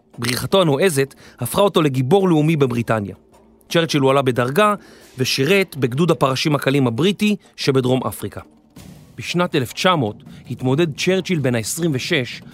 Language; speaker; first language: Hebrew; native; Hebrew